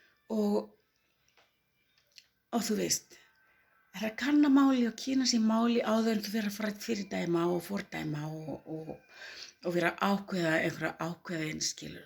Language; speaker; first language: Icelandic; non-native, learner; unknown